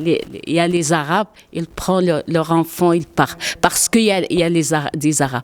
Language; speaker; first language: French; non-native, learner; Arabic